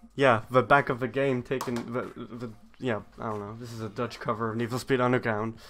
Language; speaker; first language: English; native; English